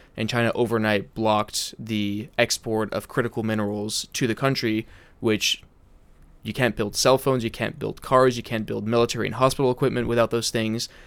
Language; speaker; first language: English; early bilingual, heritage; English